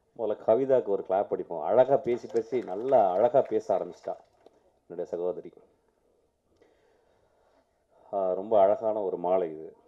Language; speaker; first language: Tamil; native; Tamil